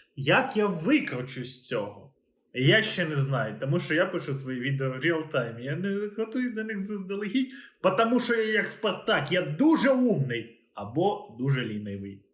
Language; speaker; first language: Ukrainian; native; Ukrainian